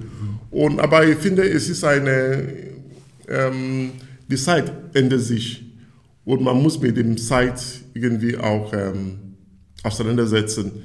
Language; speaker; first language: German; non-native, fluent; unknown